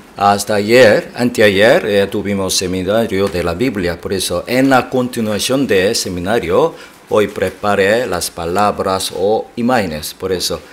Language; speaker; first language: Spanish; non-native, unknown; Korean